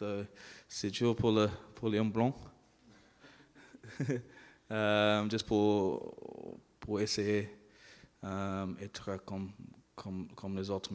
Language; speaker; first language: French; non-native, learner; English